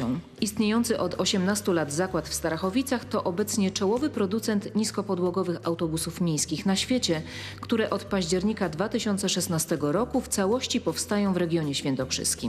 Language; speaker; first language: Polish; native; Polish